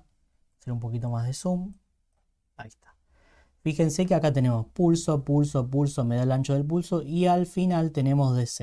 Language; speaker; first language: Spanish; native; Spanish